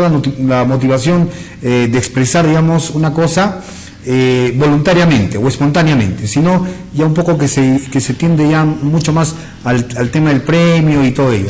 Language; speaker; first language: Spanish; native; Spanish